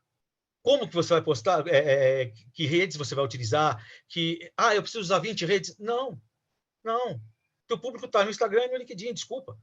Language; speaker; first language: Portuguese; native; Portuguese